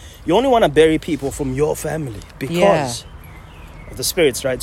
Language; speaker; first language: English; non-native, local second language; Shona